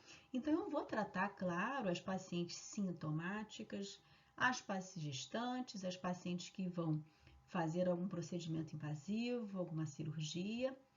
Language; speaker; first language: Portuguese; native; Portuguese